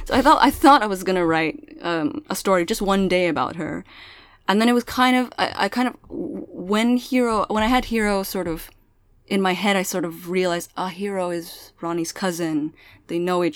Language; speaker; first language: English; early bilingual, other home language; Pangasinan